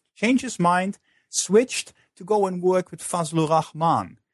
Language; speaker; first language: English; non-native, fluent; Dutch